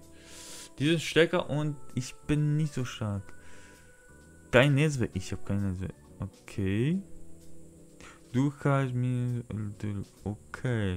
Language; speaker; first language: German; non-native, learner; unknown